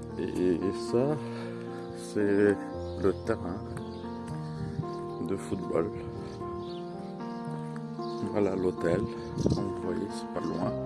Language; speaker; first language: French; non-native, fluent; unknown